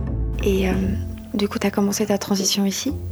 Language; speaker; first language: French; native; French